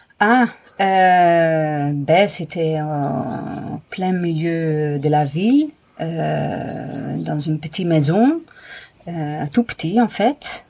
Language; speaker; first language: French; non-native, fluent; English